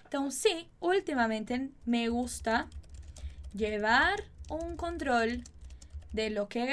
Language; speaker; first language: Spanish; non-native, fluent; Portuguese